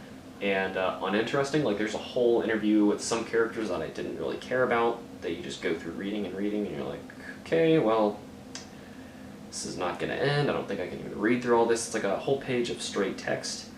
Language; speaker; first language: English; native; English